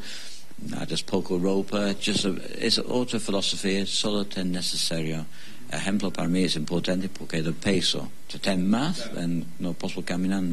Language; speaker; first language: Spanish; non-native, learner; English